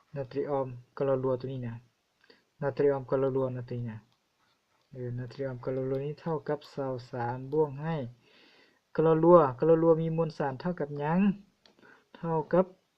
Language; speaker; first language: Lao; non-native, local second language; Hmong